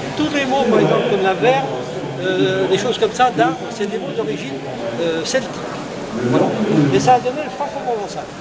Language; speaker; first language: French; native; French